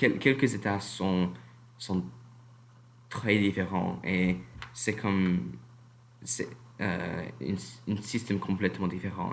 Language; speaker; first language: French; non-native, learner; English